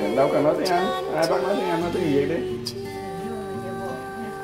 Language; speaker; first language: Vietnamese; native; Vietnamese